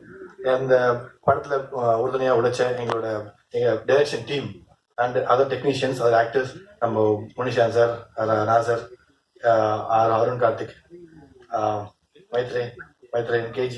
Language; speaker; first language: Tamil; native; Tamil